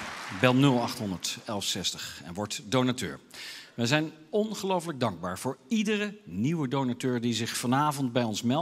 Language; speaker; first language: Dutch; native; Dutch